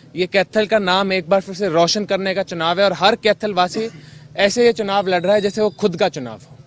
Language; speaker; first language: Hindi; native; Hindi